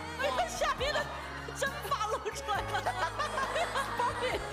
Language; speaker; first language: Chinese; native; Chinese